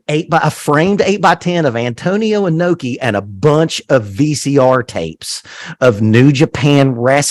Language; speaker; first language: English; native; English